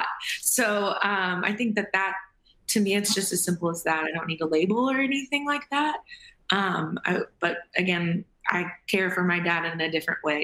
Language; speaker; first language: English; native; English